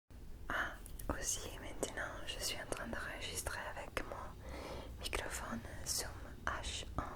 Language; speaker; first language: French; non-native, fluent; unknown